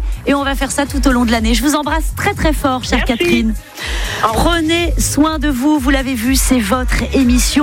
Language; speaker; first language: French; native; French